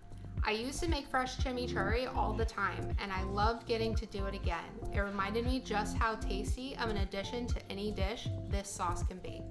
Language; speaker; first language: English; native; English